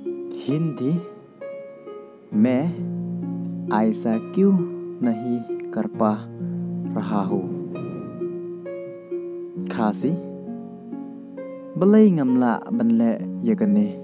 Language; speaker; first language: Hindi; non-native, local second language; Khasi